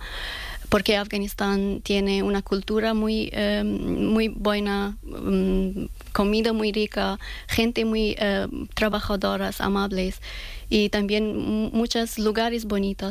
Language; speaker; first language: Spanish; non-native, learner; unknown